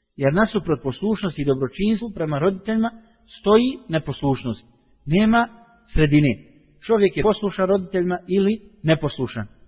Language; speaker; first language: Bosnian; native; Bosnian